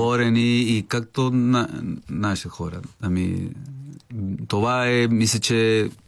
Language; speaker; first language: Bulgarian; non-native, learner; Spanish